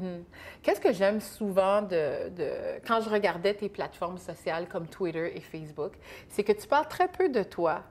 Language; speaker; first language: French; native; French